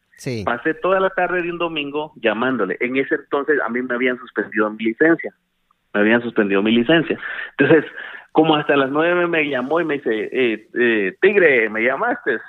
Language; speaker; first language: Spanish; native; Spanish